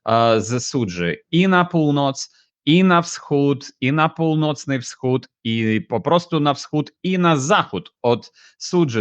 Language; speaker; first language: Polish; non-native, fluent; Ukrainian